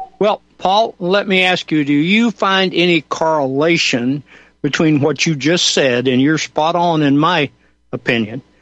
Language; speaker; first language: English; native; English